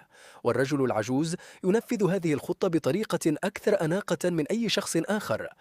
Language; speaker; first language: Arabic; native; Arabic